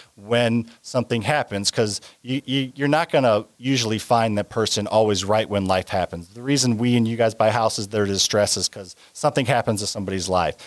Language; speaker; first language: English; native; English